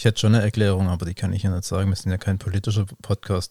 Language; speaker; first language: German; native; German